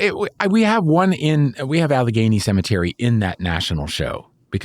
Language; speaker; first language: English; native; English